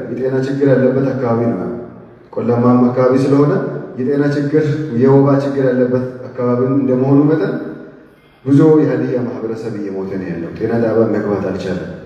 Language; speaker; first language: Amharic; non-native, local second language; Hadiyya